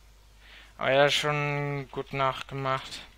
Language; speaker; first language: German; native; German